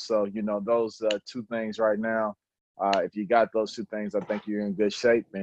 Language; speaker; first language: English; native; English